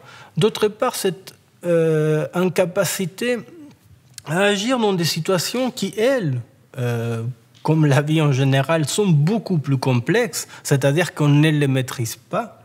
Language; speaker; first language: French; native; French